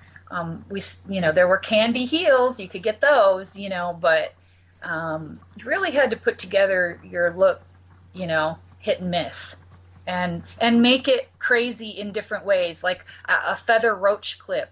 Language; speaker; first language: English; native; English